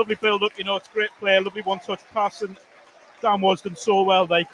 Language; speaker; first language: English; native; English